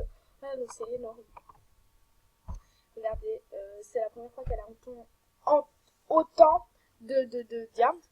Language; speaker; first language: French; native; French